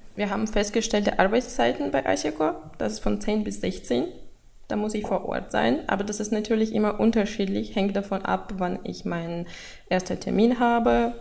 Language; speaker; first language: German; non-native, fluent; Russian